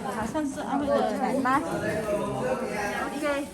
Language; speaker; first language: Chinese; non-native, fluent; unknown